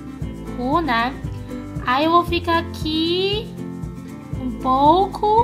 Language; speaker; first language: Portuguese; non-native, fluent; Chinese